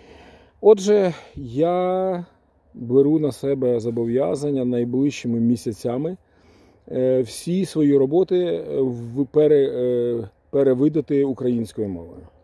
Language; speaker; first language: Ukrainian; non-native, local second language; Russian